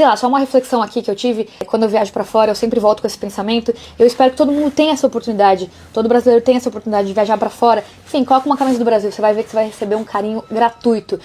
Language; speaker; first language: Portuguese; native; Portuguese